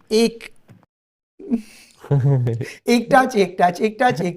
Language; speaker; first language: Hindi; non-native, local second language; English